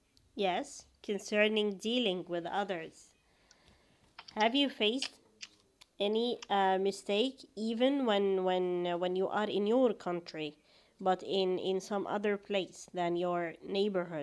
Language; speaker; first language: English; non-native, fluent; Arabic